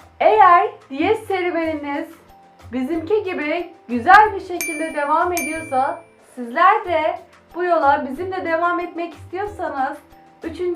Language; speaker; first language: Turkish; native; Turkish